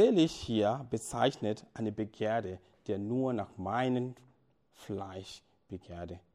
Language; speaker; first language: German; non-native, fluent; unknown